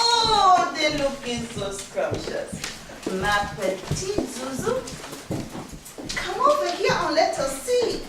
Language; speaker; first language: English; early bilingual, other home language; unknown